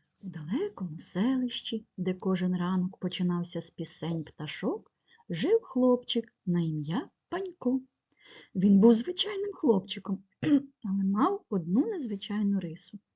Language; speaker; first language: Ukrainian; native; Ukrainian